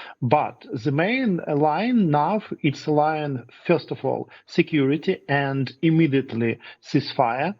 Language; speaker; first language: English; non-native, learner; Ukrainian